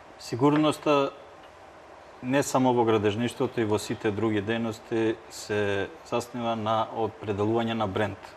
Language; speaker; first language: Macedonian; non-native, local second language; Albanian